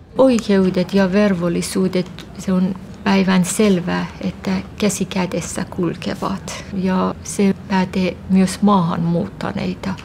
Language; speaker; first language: Finnish; non-native, fluent; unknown